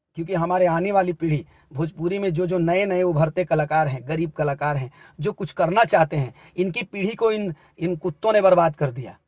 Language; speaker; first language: Hindi; native; Hindi